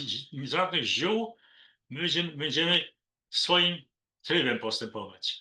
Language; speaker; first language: Polish; non-native, learner; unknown